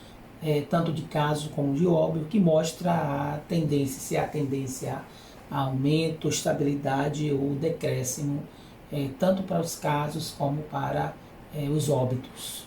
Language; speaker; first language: Portuguese; native; Portuguese